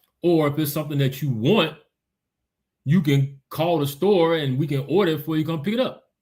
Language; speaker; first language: English; native; English